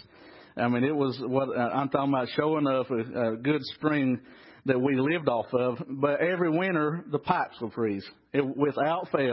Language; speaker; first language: English; native; English